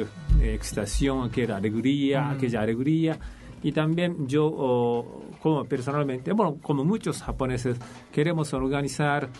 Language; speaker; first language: Spanish; non-native, fluent; Japanese